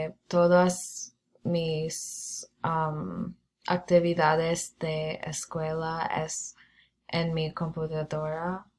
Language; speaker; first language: Spanish; non-native, learner; English